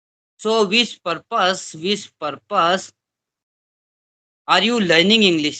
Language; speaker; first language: English; non-native, learner; Hindi